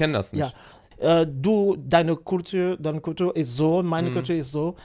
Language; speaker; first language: German; non-native, learner; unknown